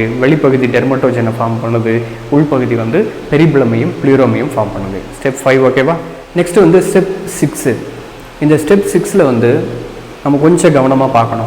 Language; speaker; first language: Tamil; native; Tamil